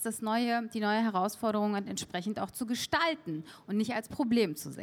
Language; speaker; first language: German; early bilingual, other home language; Turkish